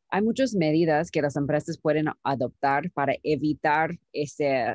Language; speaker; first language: Spanish; non-native, fluent; English